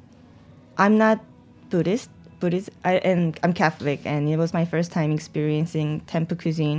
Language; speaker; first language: English; non-native, fluent; Korean